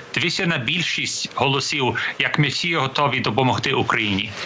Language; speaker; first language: Ukrainian; early bilingual, heritage; English